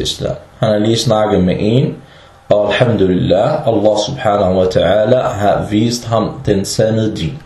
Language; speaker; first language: Danish; early bilingual, other home language; Arabic